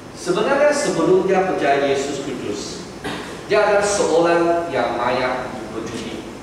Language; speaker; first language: Malay; non-native, local second language; Chinese